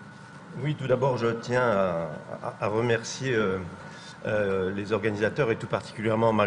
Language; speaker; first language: French; native; French